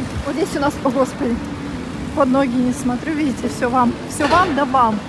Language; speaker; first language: Russian; native; Russian